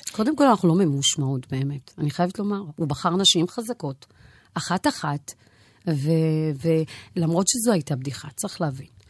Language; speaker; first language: Hebrew; early bilingual, other home language; Amharic